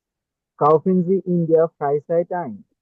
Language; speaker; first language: German; non-native, learner; Bangla